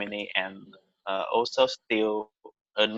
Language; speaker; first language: English; non-native, learner; Vietnamese